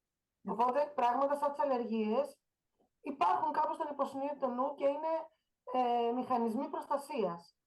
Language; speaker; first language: Greek; native; Greek